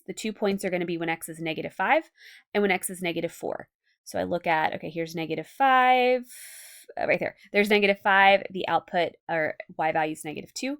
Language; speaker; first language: English; native; English